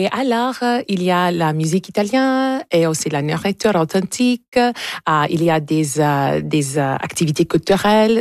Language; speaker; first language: French; non-native, local second language; English